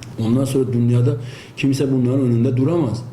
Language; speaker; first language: Turkish; non-native, fluent; Azerbaijani